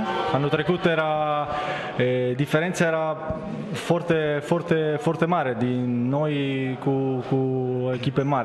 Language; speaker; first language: Romanian; non-native, learner; Italian